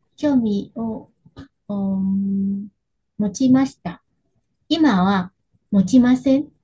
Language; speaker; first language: Japanese; non-native, learner; Vietnamese